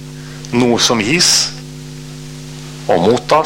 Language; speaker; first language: Norwegian; non-native, fluent; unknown